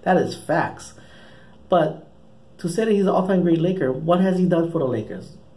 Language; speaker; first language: English; native; English